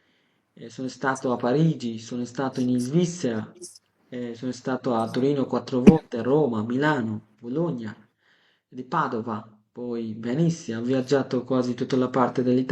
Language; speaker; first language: Italian; non-native, fluent; Bangla